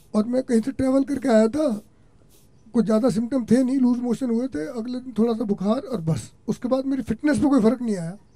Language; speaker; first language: Hindi; native; Hindi